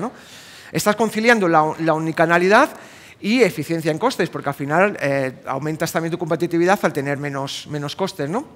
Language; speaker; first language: Spanish; native; Spanish